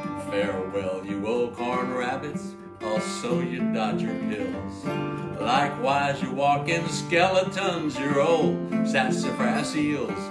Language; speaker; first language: English; early bilingual, other home language; French